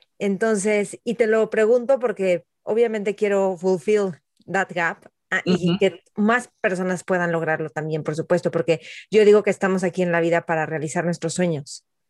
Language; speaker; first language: Spanish; native; Spanish